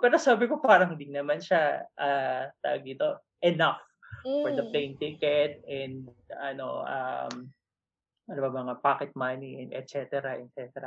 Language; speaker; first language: English; non-native, local second language; Filipino